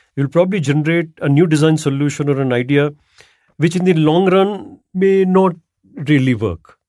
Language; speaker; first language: English; non-native, local second language; Gujarati